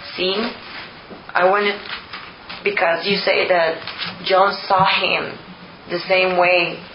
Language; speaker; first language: English; non-native, learner; Spanish